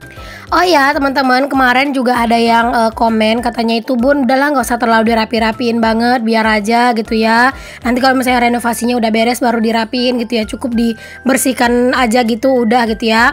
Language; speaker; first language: Indonesian; native; Indonesian